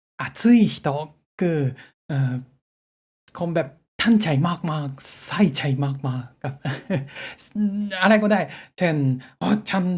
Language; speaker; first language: Thai; non-native, learner; Japanese